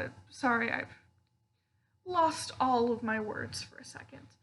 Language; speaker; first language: English; native; English